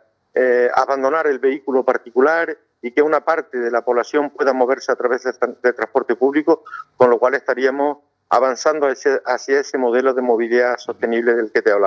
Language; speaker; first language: Spanish; native; Spanish